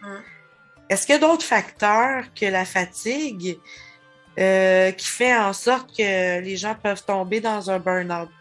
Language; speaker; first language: French; native; French